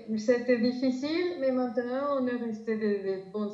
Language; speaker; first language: French; non-native, fluent; Spanish